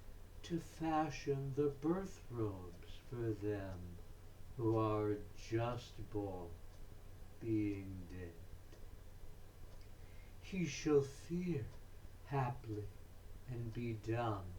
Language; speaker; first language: English; native; English